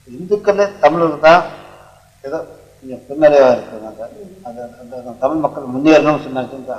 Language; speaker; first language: Tamil; early bilingual, heritage; Tamil